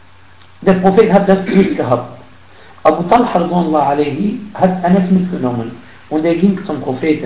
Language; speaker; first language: German; non-native, fluent; Arabic